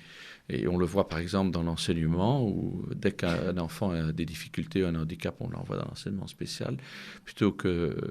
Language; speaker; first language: French; native; French